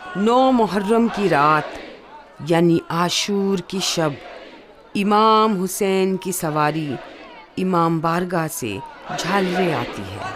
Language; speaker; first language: Urdu; native; Urdu